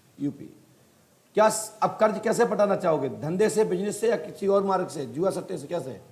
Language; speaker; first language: Hindi; native; Hindi